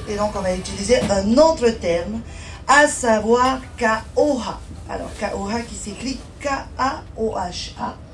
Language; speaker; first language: French; native; French